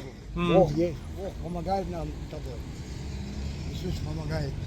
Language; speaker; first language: Russian; non-native, local second language; Tajik